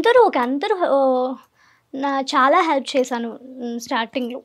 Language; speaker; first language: Telugu; non-native, learner; Malayalam